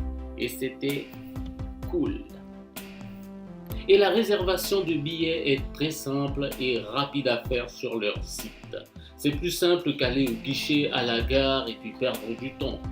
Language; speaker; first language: French; non-native, fluent; Japanese